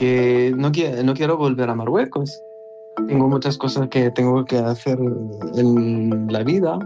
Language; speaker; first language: Spanish; non-native, learner; Arabic